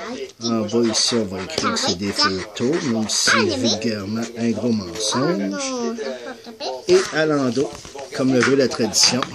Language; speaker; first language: French; native; French